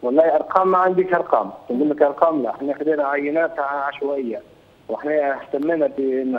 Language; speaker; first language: Arabic; native; Arabic